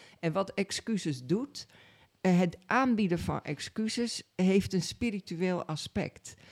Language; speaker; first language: Dutch; native; Dutch